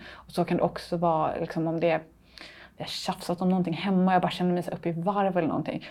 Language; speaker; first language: Swedish; native; Swedish